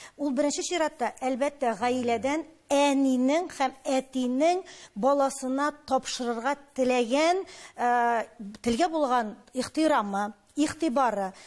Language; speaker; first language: Tatar; native; Tatar